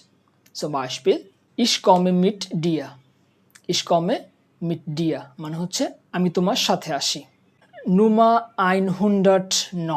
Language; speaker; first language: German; non-native, fluent; Bangla